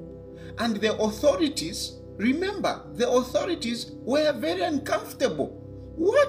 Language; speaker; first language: English; non-native, local second language; Bemba